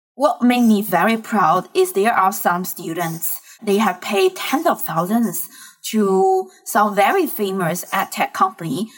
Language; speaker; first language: English; non-native, fluent; Chinese